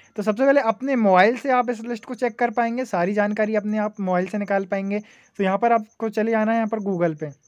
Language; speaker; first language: Hindi; native; Hindi